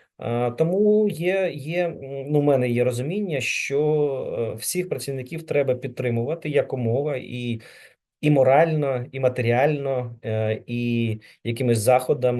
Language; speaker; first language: Ukrainian; native; Ukrainian